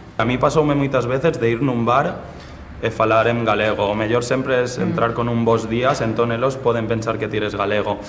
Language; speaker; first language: Galician; non-native, fluent; Catalan